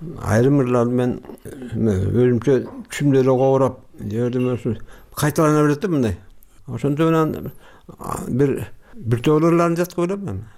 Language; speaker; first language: Kyrgyz; native; Kyrgyz